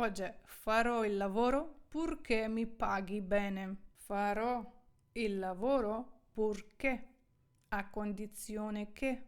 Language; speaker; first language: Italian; non-native, fluent; Ukrainian